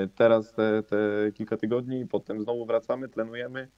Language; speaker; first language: Polish; native; Polish